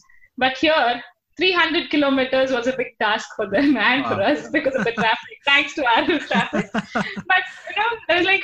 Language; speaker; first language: English; non-native, local second language; Tulu